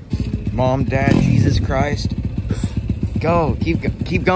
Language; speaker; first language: English; native; English